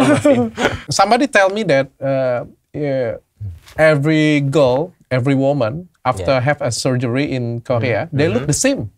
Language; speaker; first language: English; non-native, learner; Indonesian